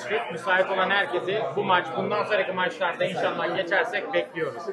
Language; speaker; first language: Turkish; native; Turkish